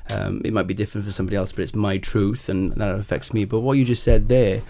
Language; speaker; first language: English; native; English